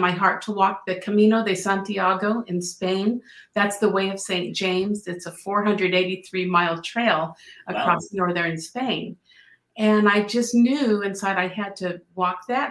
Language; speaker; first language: English; native; English